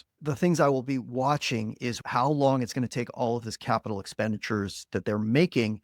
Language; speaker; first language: English; native; English